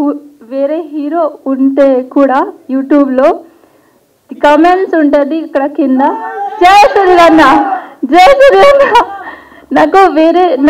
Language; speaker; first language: Telugu; non-native, local second language; Hindi